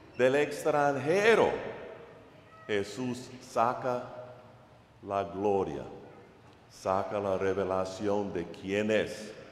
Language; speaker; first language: Spanish; non-native, fluent; English